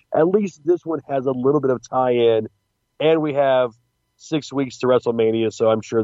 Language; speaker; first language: English; native; English